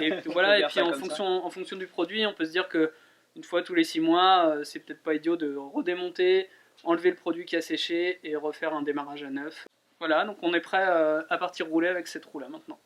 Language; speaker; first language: French; native; French